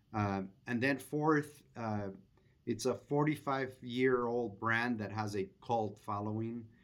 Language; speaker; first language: English; non-native, fluent; Spanish